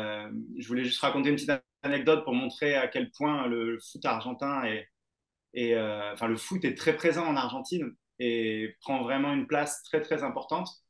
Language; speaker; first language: French; native; French